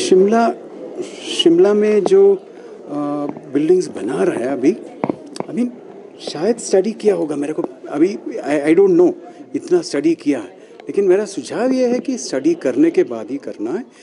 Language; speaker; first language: Hindi; non-native, local second language; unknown